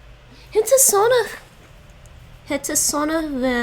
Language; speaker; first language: Dutch; non-native, learner; English